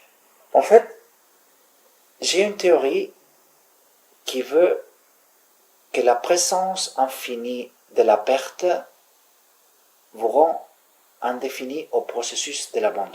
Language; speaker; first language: French; native; French